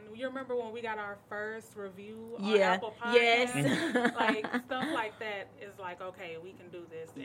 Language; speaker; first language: English; native; English